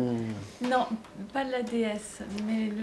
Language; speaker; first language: French; native; French